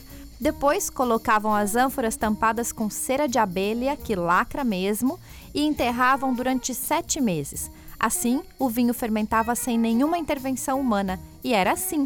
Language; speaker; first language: Portuguese; native; Portuguese